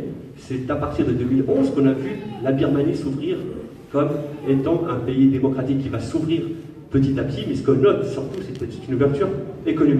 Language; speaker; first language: French; native; French